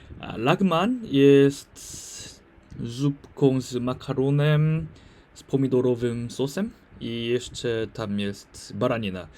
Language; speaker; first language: Polish; non-native, learner; Korean